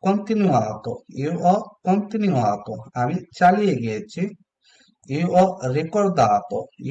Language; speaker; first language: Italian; non-native, learner; Bangla